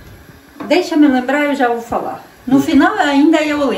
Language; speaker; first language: Portuguese; non-native, fluent; Ukrainian